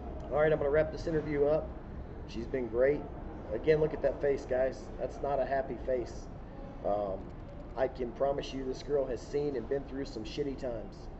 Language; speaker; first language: English; native; English